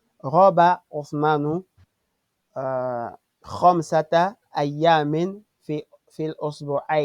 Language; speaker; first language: Arabic; non-native, fluent; French